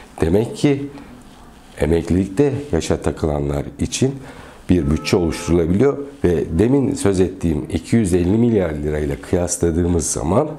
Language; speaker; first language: Turkish; native; Turkish